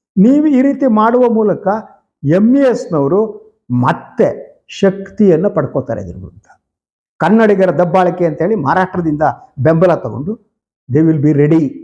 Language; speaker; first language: Kannada; native; Kannada